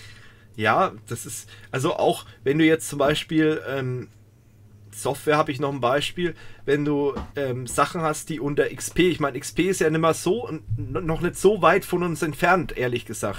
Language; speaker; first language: German; native; German